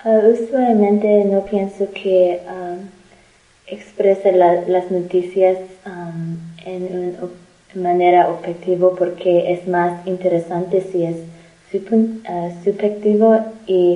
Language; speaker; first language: Spanish; non-native, learner; English